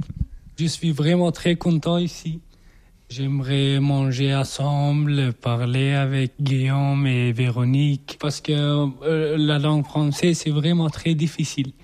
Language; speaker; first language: French; non-native, learner; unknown